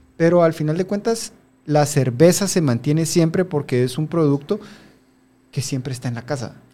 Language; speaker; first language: Spanish; native; Spanish